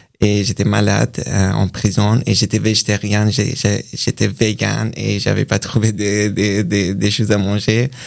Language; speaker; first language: French; non-native, learner; Persian